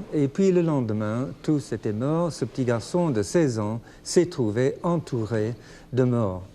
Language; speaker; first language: French; non-native, fluent; English